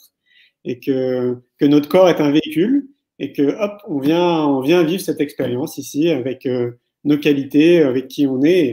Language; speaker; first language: French; native; French